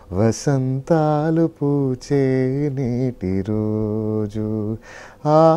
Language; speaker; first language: Telugu; native; Telugu